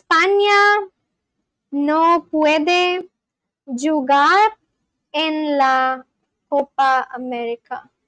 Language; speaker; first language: Spanish; non-native, learner; English